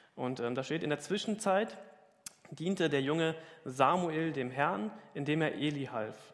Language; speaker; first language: German; native; German